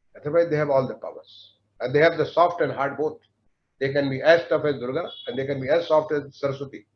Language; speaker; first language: English; non-native, local second language; Hindi